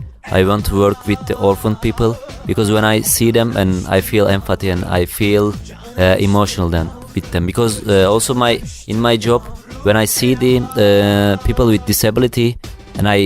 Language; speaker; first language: English; non-native, learner; Turkish